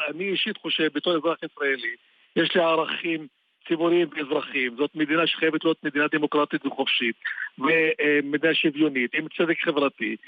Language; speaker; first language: Hebrew; non-native, local second language; Arabic